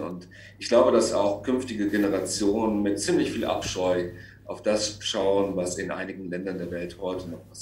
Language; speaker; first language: German; native; German